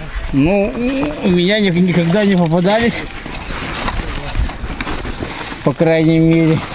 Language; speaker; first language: Russian; non-native, local second language; Yakut